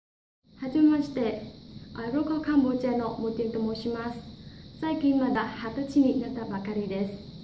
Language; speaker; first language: Japanese; non-native, learner; Khmer